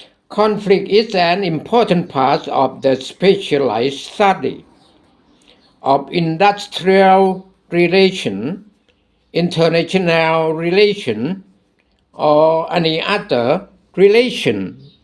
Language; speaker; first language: English; non-native, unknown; Thai